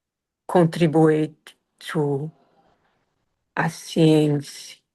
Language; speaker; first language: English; non-native, learner; Portuguese